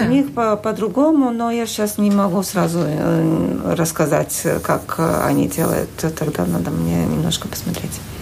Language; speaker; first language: Russian; non-native, local second language; Latvian